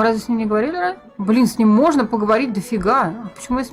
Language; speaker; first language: Russian; native; Russian